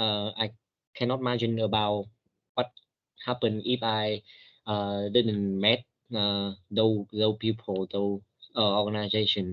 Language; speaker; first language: English; non-native, learner; Vietnamese